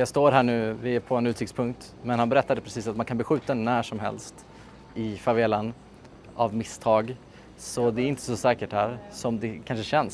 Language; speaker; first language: Swedish; native; Swedish